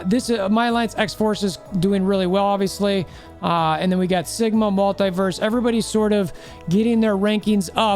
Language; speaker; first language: English; native; English